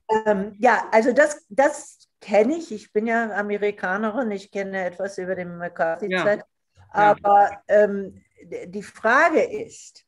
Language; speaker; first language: German; non-native, fluent; English